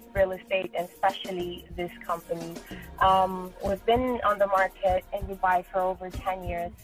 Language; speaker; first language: English; non-native, fluent; Portuguese